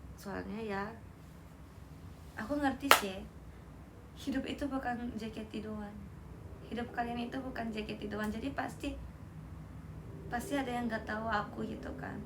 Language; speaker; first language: Indonesian; non-native, learner; Japanese